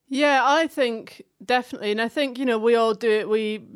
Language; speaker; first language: English; native; English